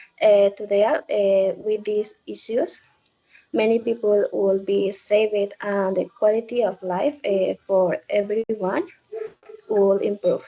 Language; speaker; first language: English; non-native, learner; Spanish